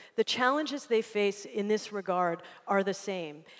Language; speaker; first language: English; native; English